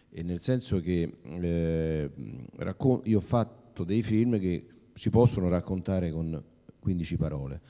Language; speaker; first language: Italian; native; Italian